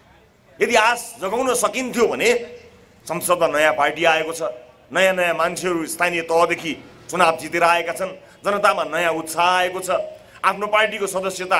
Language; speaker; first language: Nepali; native; Nepali